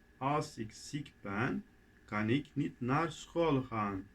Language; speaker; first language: Dutch; non-native, fluent; Turkish